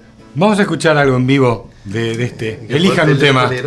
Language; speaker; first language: Spanish; native; Spanish